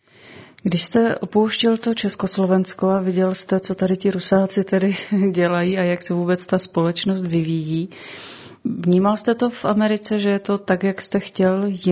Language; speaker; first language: Czech; native; Czech